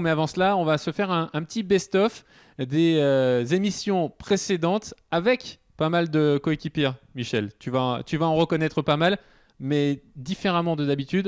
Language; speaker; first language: French; native; French